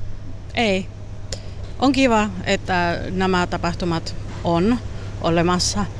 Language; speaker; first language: Finnish; non-native, learner; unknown